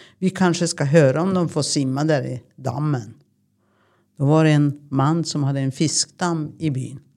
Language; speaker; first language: Swedish; native; Swedish